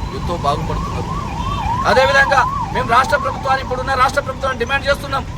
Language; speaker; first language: Telugu; non-native, local second language; Lambadi